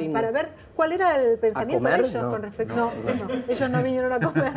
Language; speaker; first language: Spanish; native; Spanish